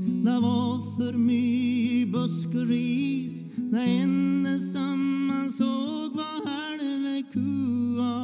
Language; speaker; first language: Swedish; native; Swedish